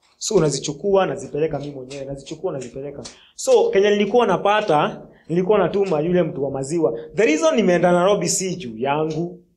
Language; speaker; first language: Swahili; non-native, local second language; Kikuyu